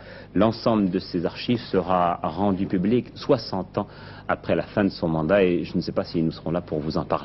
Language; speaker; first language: French; native; French